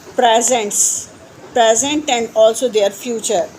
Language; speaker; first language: English; non-native, local second language; Urdu